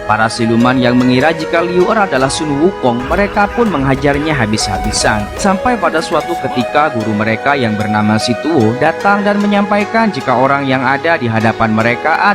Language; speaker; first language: Indonesian; native; Indonesian